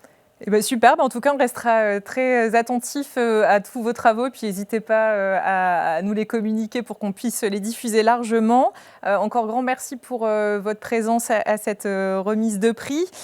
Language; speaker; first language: French; native; French